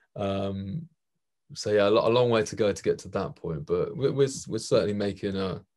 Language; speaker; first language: English; native; English